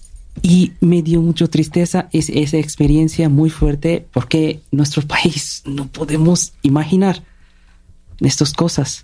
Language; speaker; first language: Spanish; non-native, learner; Bangla